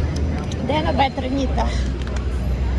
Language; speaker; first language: Swedish; non-native, learner; Russian